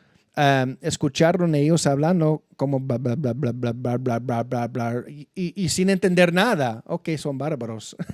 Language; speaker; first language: Spanish; non-native, fluent; English